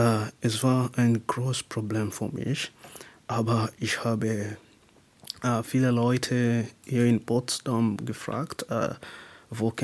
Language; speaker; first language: German; non-native, learner; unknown